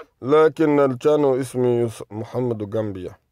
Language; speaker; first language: Arabic; non-native, fluent; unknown